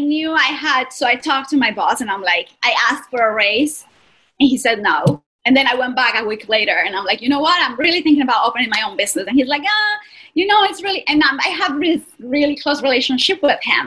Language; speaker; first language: English; non-native, fluent; Spanish